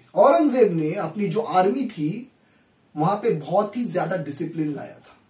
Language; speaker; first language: Hindi; non-native, local second language; Marathi